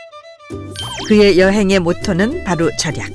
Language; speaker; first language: Korean; native; Korean